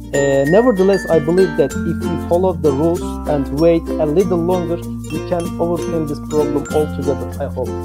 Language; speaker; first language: English; non-native, learner; Turkish